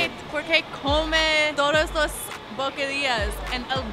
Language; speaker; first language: Spanish; non-native, learner; English